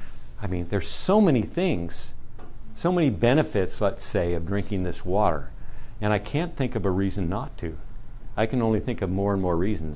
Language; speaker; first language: English; native; English